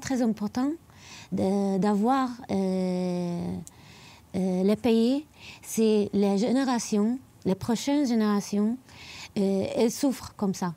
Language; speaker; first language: French; non-native, learner; Arabic